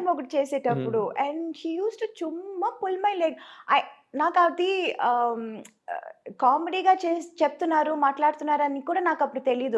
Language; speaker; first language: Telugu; non-native, fluent; Tamil